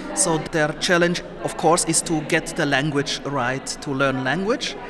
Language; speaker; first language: English; non-native, fluent; Somali